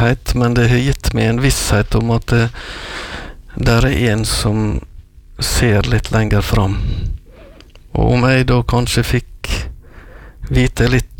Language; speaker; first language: Norwegian; native; Norwegian